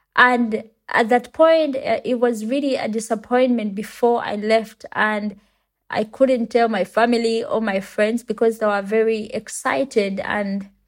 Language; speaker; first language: English; non-native, local second language; Ganda